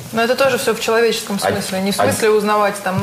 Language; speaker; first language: Russian; native; Russian